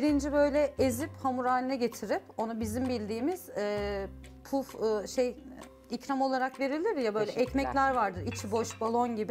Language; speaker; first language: Turkish; native; Turkish